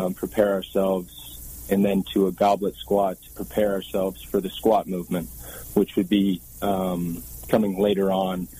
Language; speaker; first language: English; native; English